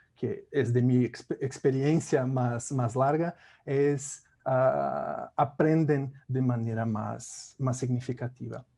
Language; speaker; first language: Spanish; non-native, fluent; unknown